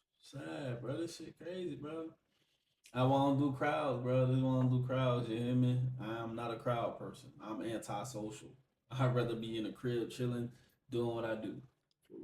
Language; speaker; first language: English; native; English